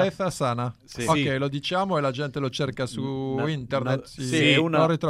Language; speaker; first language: Italian; non-native, fluent; Spanish